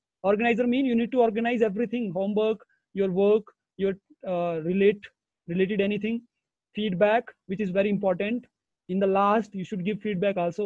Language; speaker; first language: English; non-native, local second language; Hindi